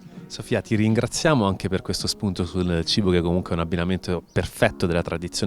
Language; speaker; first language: Italian; native; Italian